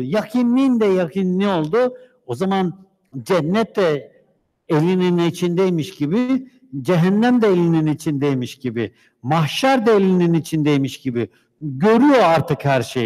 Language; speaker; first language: Turkish; native; Turkish